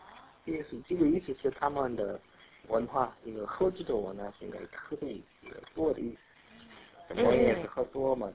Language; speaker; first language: Chinese; non-native, learner; Korean